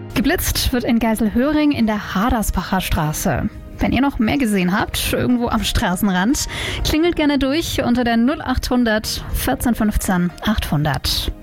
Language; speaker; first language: German; native; German